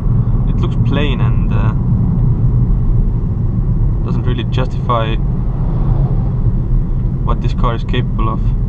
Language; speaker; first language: English; non-native, fluent; Estonian